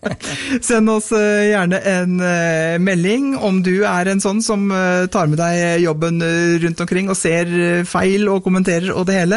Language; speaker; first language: Norwegian; native; Norwegian